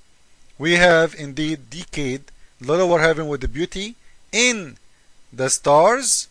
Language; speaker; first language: English; non-native, fluent; Arabic